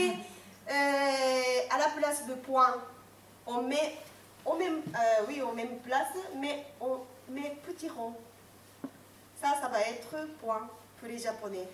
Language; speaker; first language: French; non-native, fluent; Japanese